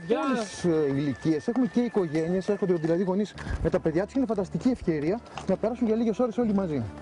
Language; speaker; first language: Greek; native; Greek